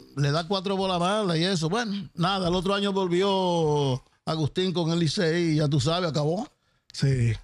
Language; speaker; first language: Spanish; native; Spanish